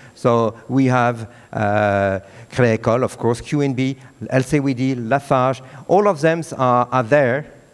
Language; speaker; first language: English; non-native, fluent; French